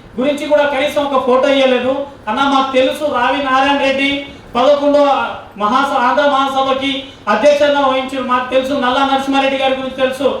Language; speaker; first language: Telugu; non-native, local second language; Lambadi